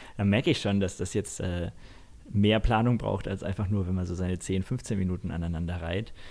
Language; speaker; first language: German; native; German